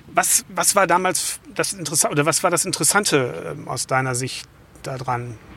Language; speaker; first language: German; native; German